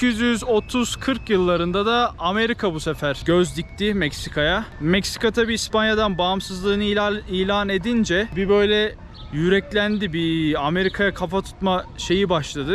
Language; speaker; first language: Turkish; native; Turkish